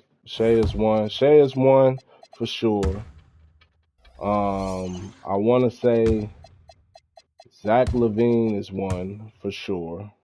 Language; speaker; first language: English; native; English